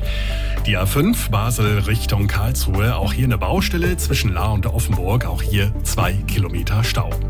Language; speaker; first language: German; native; German